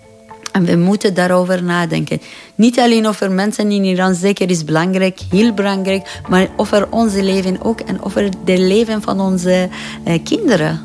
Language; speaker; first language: Dutch; non-native, fluent; Persian